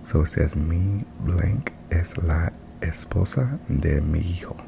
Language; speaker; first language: Spanish; non-native, learner; English